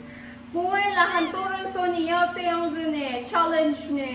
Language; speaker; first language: Chinese; non-native, learner; Filipino